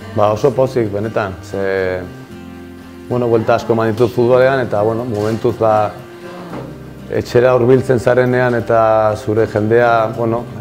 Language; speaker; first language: Basque; native; Basque